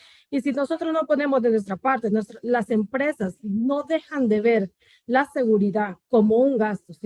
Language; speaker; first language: Spanish; native; Spanish